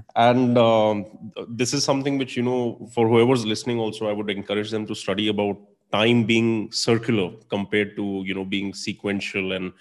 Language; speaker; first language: English; non-native, local second language; Hindi